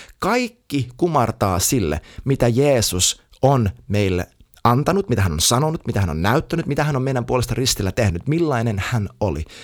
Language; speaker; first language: Finnish; native; Finnish